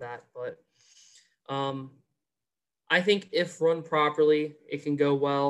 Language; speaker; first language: English; native; English